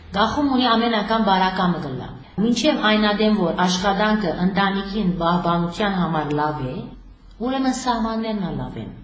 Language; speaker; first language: Armenian; early bilingual, heritage; Armenian